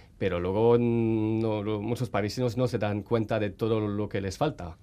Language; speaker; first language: Spanish; non-native, fluent; French